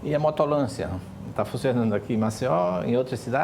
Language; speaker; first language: Portuguese; native; Portuguese